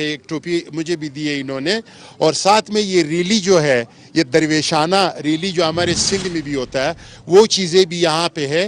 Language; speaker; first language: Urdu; non-native, local second language; Pashto